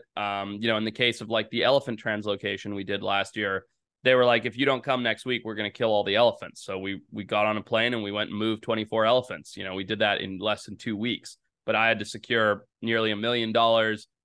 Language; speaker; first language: English; native; English